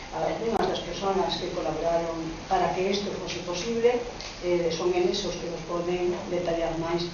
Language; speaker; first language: Galician; non-native, local second language; Spanish